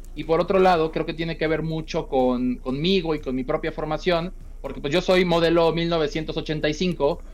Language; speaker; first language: Spanish; native; Spanish